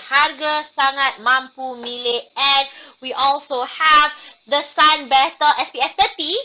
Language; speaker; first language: English; non-native, local second language; Malay